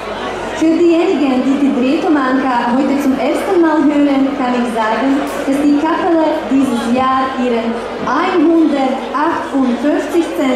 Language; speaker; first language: German; non-native, fluent; Slovak